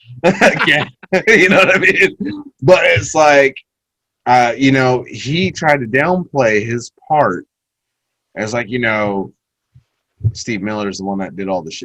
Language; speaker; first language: English; native; English